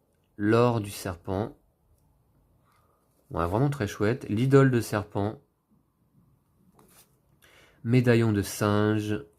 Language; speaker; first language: French; native; French